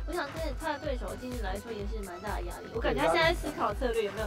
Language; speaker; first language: Chinese; native; Chinese